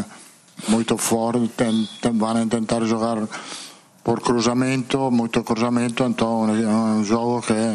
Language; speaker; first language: Portuguese; non-native, fluent; Italian